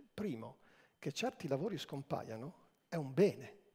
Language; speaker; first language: Italian; native; Italian